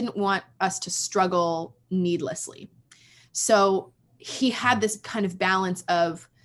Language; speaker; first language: English; early bilingual, other home language; Spanish